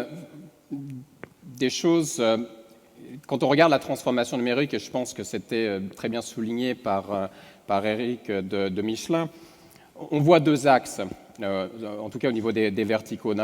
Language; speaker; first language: French; native; French